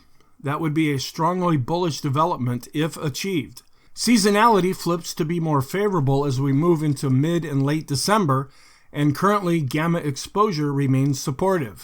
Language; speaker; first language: English; native; English